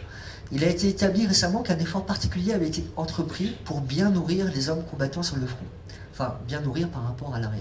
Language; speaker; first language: French; native; French